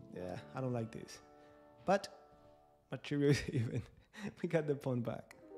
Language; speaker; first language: English; non-native, fluent; Spanish